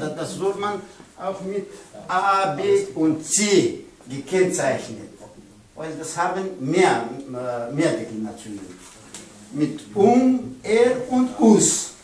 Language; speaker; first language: German; non-native, learner; Pashto